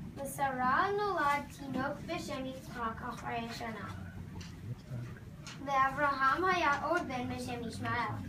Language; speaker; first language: Hebrew; non-native, learner; English